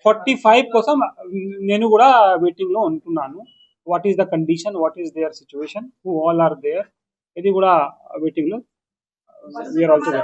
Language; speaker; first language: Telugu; non-native, local second language; Urdu